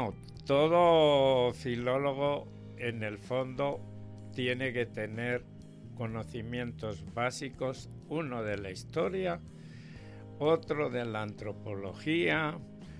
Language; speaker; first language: Spanish; native; Spanish